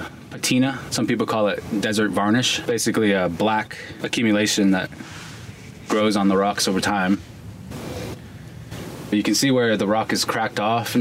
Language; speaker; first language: English; native; English